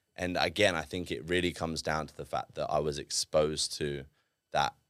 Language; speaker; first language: English; native; English